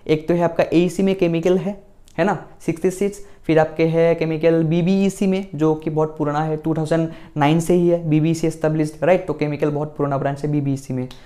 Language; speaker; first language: Hindi; non-native, local second language; Assamese